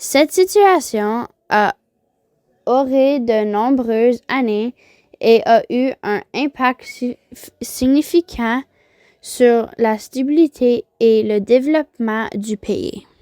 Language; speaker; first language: French; non-native, learner; English